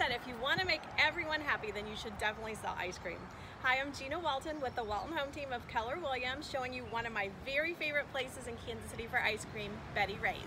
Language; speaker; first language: English; native; English